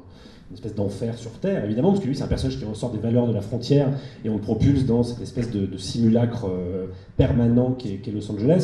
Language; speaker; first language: French; native; French